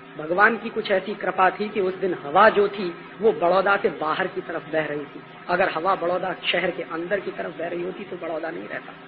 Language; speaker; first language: Hindi; native; Hindi